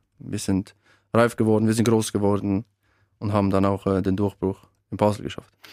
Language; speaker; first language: German; early bilingual, other home language; Albanian